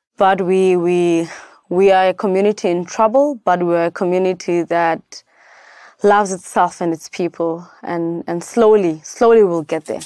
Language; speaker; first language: English; non-native, local second language; Xhosa